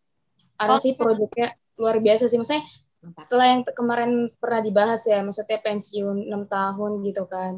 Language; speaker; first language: Indonesian; native; Indonesian